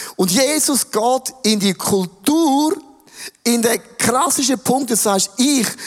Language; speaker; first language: German; native; German